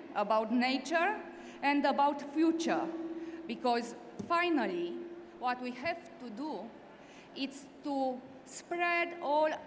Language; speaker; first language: English; non-native, learner; Romanian